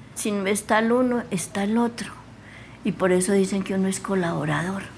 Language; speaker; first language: Spanish; native; Spanish